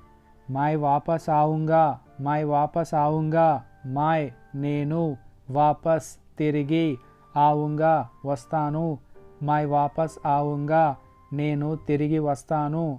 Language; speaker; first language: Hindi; non-native, local second language; Telugu